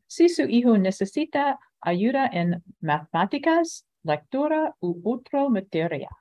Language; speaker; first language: Spanish; non-native, fluent; English